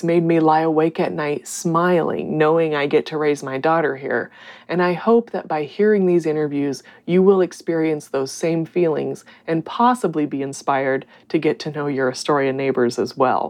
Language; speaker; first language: English; native; English